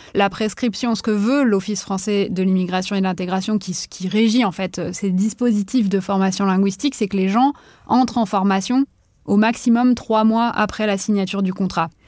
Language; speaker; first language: French; native; French